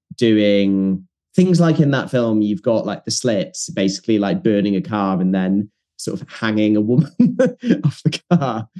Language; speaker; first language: English; native; English